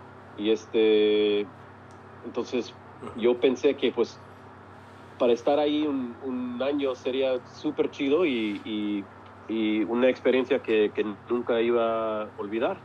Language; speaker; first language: Spanish; early bilingual, heritage; English